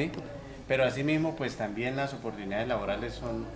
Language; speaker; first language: Spanish; native; Spanish